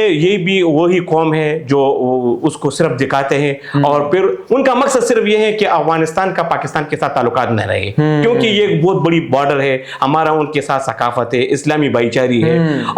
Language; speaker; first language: Urdu; non-native, local second language; Pashto